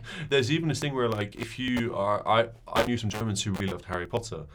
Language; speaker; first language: English; native; English